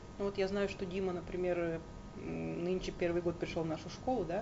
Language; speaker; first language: Russian; native; Russian